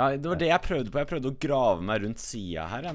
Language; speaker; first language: Norwegian; native; Norwegian